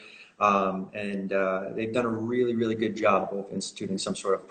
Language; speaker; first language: English; native; English